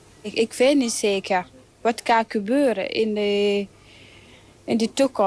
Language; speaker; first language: Dutch; non-native, learner; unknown